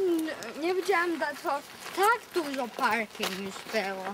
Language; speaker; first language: Polish; early bilingual, heritage; Polish